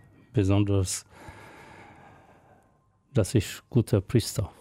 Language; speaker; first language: German; non-native, fluent; Arabic